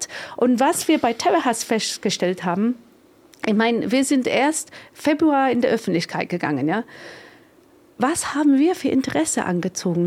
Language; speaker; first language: German; non-native, fluent; English